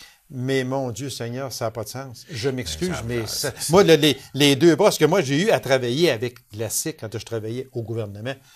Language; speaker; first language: French; native; French